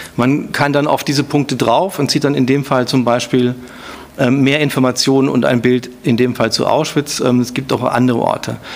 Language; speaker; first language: German; native; German